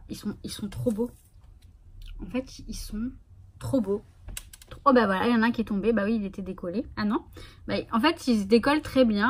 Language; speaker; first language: French; native; French